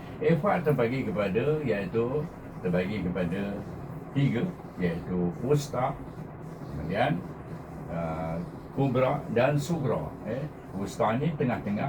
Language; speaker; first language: Malay; native; Malay